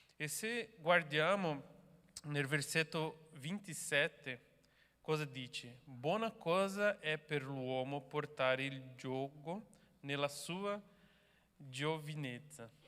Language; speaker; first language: Italian; non-native, learner; Portuguese